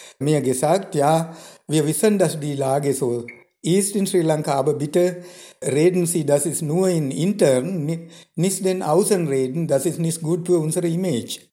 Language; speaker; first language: German; non-native, fluent; Sinhala